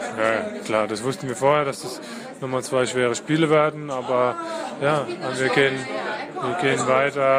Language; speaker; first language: German; native; German